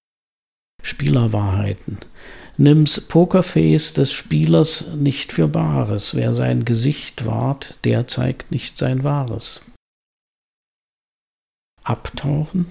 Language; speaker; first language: German; native; German